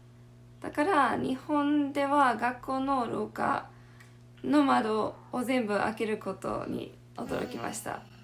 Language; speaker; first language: Japanese; non-native, fluent; English